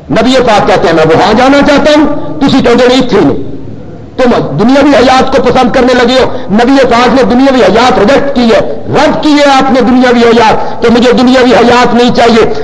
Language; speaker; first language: Urdu; non-native, local second language; Punjabi